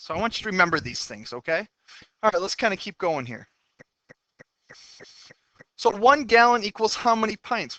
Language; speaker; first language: English; native; English